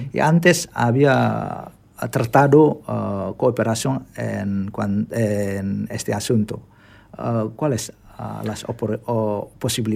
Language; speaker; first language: Spanish; non-native, learner; Indonesian